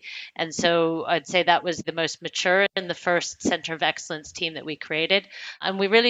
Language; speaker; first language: English; native; English